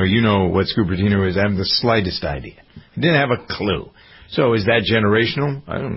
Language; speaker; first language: English; native; English